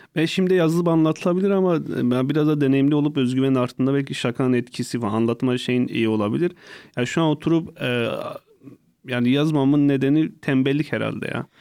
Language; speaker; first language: Turkish; non-native, local second language; Kurdish